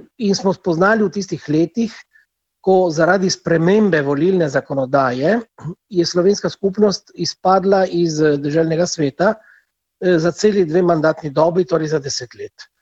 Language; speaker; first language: Slovenian; native; Slovenian